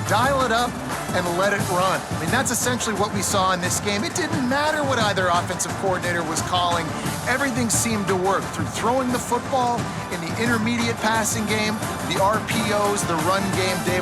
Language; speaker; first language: English; native; English